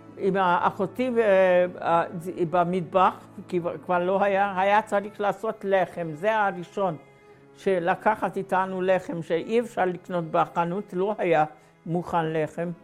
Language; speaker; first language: Hebrew; non-native, fluent; Hungarian